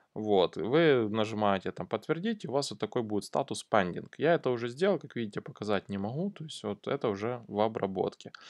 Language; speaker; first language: Russian; native; Russian